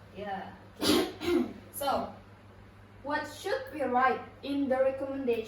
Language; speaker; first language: English; non-native, learner; Indonesian